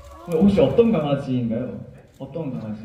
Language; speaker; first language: Korean; non-native, learner; Chinese